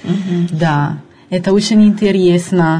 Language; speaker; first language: Russian; non-native, fluent; Italian